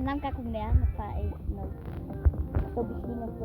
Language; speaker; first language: Bulgarian; early bilingual, heritage; Bulgarian